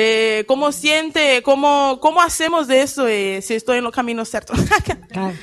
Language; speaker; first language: Spanish; non-native, learner; Portuguese